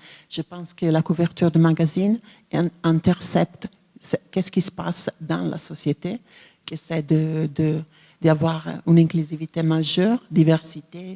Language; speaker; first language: French; non-native, fluent; Italian